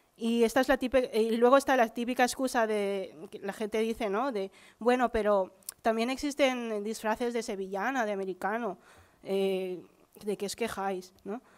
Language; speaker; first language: Spanish; early bilingual, other home language; Filipino